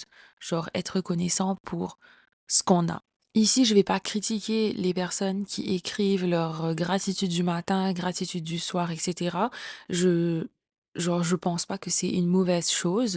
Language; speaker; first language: French; native; French